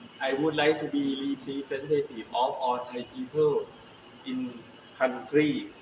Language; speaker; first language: English; non-native, learner; Thai